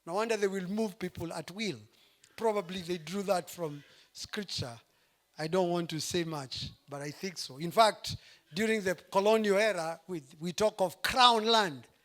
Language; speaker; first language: English; non-native, local second language; Swahili